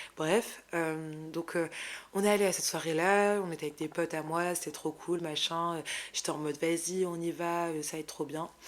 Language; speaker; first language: French; non-native, local second language; Arabic